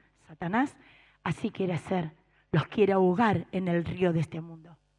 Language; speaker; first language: Spanish; native; Spanish